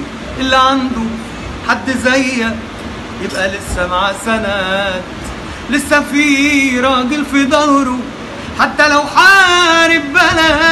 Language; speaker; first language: Arabic; native; Arabic